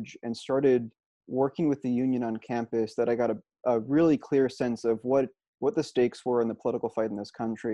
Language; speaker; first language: English; native; English